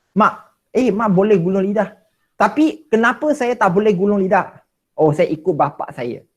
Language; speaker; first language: Malay; non-native, local second language; Chinese